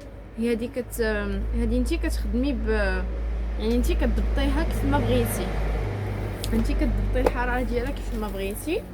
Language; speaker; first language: Arabic; native; Arabic